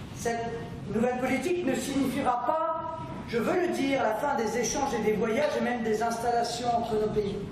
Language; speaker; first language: French; native; French